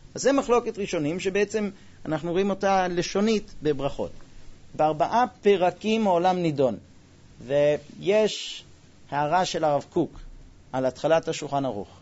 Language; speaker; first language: Hebrew; non-native, fluent; English